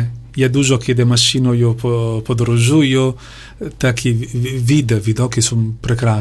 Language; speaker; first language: Polish; non-native, learner; Italian